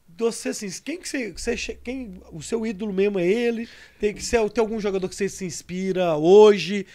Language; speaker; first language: Portuguese; native; Portuguese